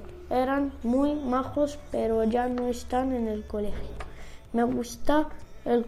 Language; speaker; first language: Spanish; early bilingual, other home language; Turkish